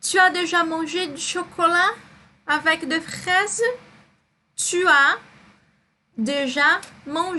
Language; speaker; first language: French; non-native, fluent; Portuguese